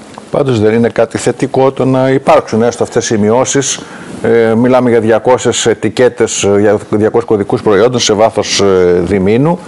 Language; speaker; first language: Greek; native; Greek